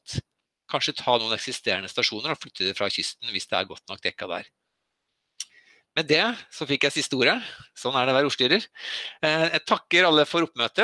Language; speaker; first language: Norwegian; native; Norwegian